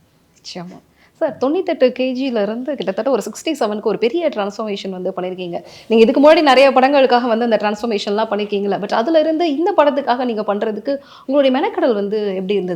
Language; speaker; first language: Tamil; native; Tamil